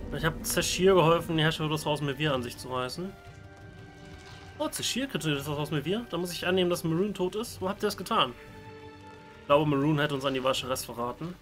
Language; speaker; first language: German; native; German